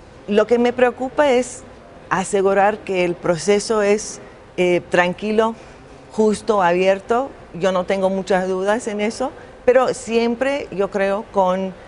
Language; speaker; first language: Spanish; non-native, fluent; English